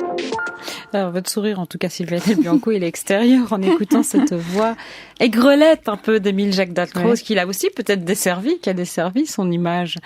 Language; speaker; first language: French; native; French